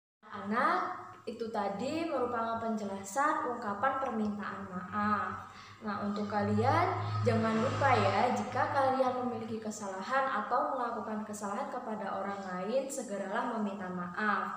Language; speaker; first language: Indonesian; native; Indonesian